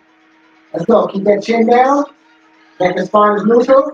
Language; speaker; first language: English; native; English